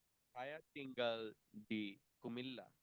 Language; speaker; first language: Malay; non-native, learner; Bangla